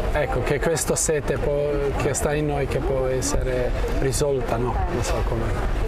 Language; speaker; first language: Italian; non-native, fluent; Croatian